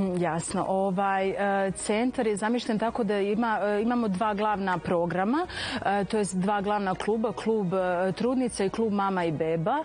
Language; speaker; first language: Serbian; native; Serbian